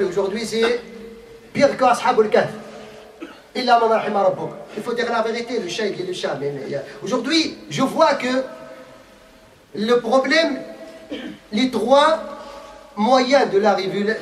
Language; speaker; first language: French; non-native, fluent; Arabic